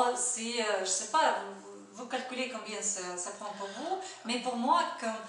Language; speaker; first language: French; non-native, fluent; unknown